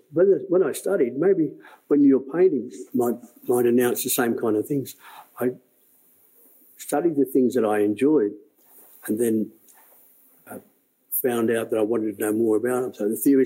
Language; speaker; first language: English; native; English